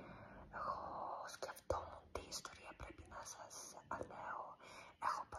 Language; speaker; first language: Greek; non-native, learner; Ukrainian